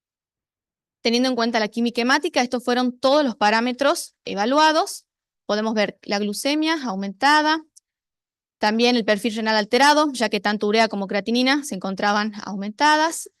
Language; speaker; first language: Spanish; native; Spanish